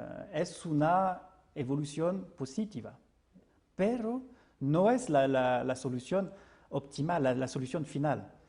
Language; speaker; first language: Spanish; non-native, fluent; French